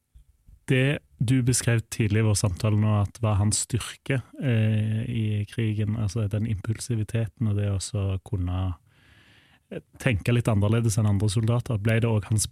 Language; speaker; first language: Norwegian; native; Norwegian